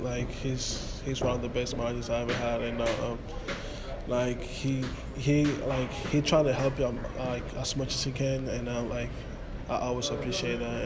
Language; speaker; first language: English; non-native, fluent; Spanish